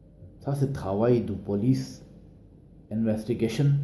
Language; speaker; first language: French; non-native, learner; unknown